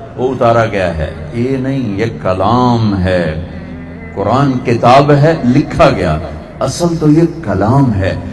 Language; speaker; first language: Urdu; non-native, local second language; Punjabi